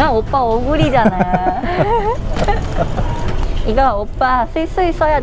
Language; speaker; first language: Korean; non-native, learner; Thai